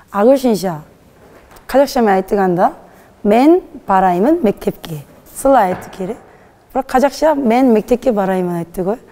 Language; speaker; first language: Kazakh; non-native, learner; Korean